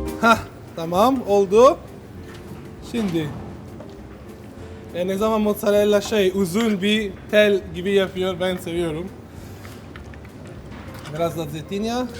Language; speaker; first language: Turkish; non-native, learner; Italian